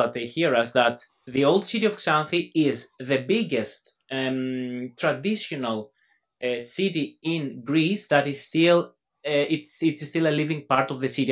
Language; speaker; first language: English; non-native, fluent; Greek